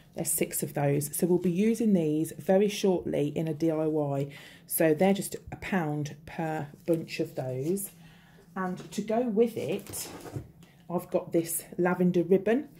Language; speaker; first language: English; native; English